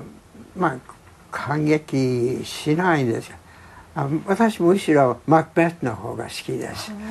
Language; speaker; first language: Japanese; non-native, fluent; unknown